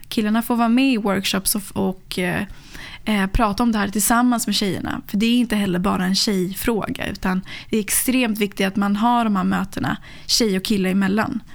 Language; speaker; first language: Swedish; native; Swedish